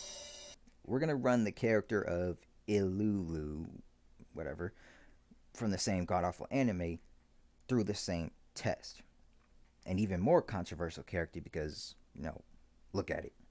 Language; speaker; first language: English; native; English